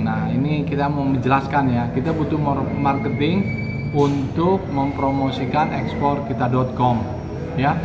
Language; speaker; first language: Indonesian; native; Indonesian